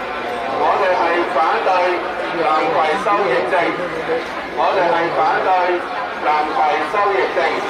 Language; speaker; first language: Chinese; native; Chinese